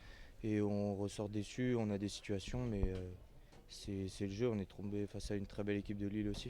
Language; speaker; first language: French; native; French